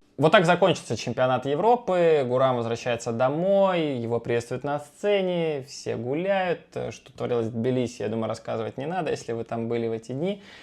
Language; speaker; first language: Russian; native; Russian